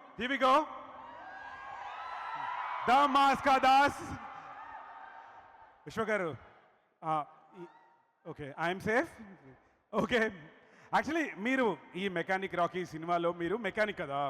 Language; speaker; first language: Telugu; native; Telugu